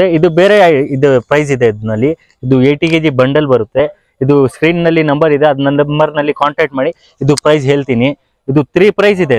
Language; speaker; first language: Kannada; non-native, local second language; Urdu